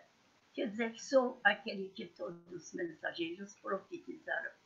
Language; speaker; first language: Portuguese; non-native, learner; Persian